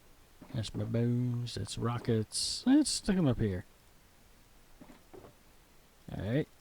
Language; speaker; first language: English; native; English